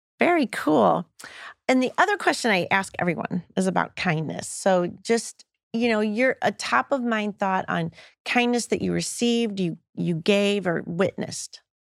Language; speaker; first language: English; native; English